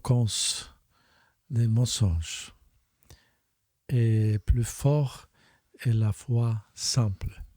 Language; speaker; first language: French; non-native, fluent; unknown